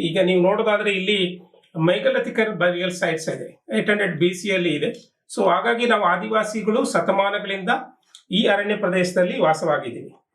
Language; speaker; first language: Kannada; non-native, local second language; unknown